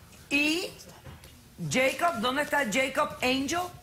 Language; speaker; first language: Spanish; native; Spanish